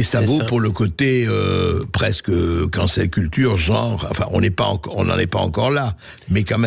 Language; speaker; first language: French; native; French